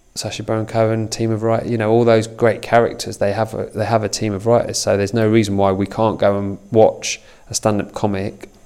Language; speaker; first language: English; native; English